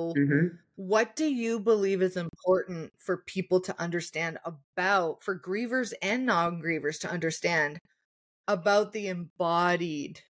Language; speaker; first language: English; native; English